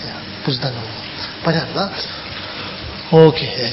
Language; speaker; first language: Russian; non-native, learner; Tibetan